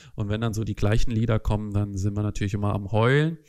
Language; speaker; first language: German; native; German